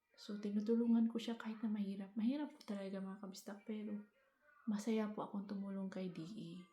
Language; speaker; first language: Filipino; non-native, local second language; Cebuano